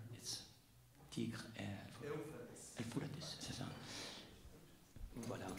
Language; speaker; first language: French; non-native, learner; Arabic